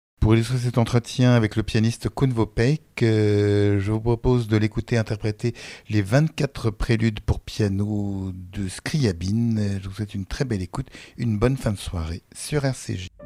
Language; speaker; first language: French; native; French